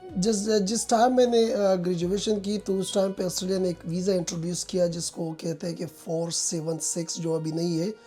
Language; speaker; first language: Urdu; non-native, local second language; Pashto